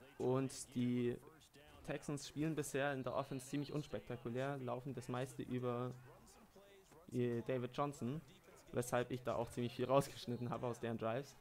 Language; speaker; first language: German; native; German